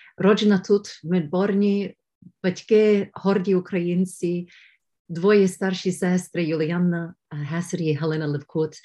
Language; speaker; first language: Ukrainian; early bilingual, heritage; Ukrainian